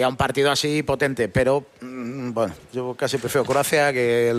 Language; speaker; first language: Spanish; native; Spanish